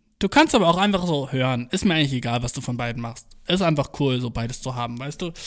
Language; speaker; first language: German; early bilingual, other home language; Turkish